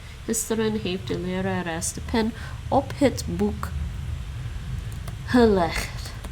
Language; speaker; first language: Dutch; non-native, learner; English